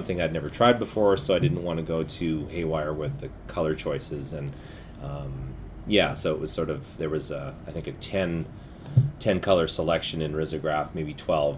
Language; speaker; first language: English; native; English